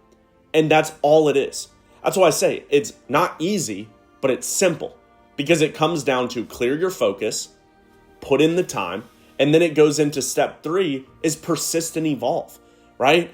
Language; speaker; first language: English; native; English